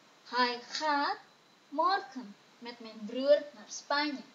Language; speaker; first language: Dutch; non-native, fluent; Indonesian